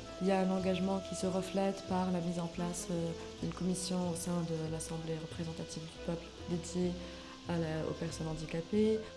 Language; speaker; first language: French; non-native, local second language; Arabic